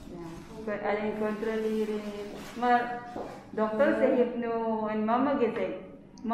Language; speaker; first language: Dutch; non-native, learner; Filipino